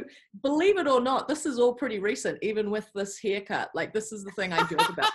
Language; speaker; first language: English; native; English